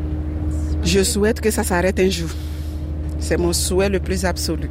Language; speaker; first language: French; non-native, fluent; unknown